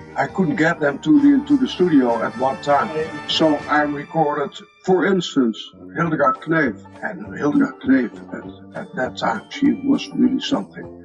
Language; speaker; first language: English; non-native, fluent; Dutch